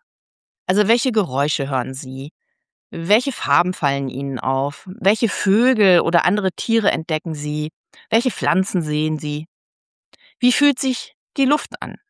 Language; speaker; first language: German; native; German